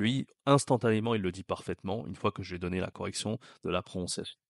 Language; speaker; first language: French; native; French